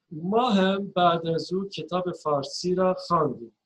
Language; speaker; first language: Persian; non-native, fluent; Turkish